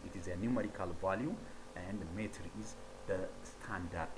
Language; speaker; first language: English; non-native, local second language; Amharic